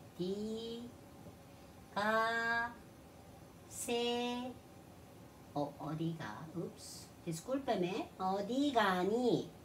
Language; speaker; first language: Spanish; non-native, learner; Korean